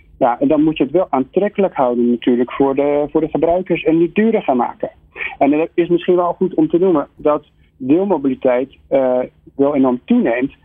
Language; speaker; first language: Dutch; native; Dutch